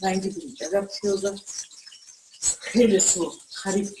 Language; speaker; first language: Persian; native; Persian